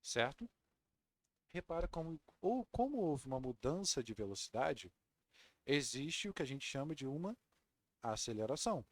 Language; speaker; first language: Portuguese; native; Portuguese